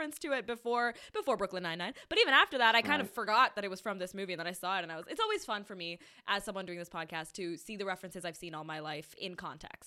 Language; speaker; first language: English; non-native, local second language; Hindi